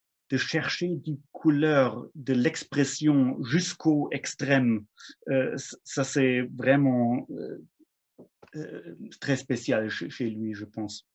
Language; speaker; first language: French; non-native, fluent; German